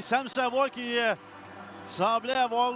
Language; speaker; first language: French; native; French